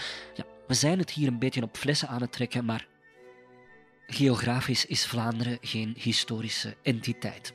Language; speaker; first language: Dutch; native; Dutch